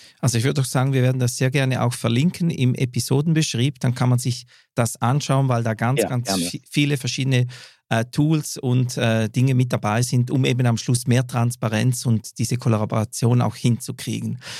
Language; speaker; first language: German; native; German